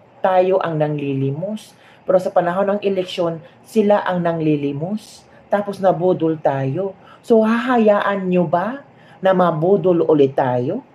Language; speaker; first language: Filipino; non-native, local second language; Hiligaynon